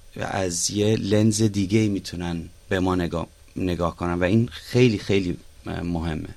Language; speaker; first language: Persian; non-native, local second language; Arabic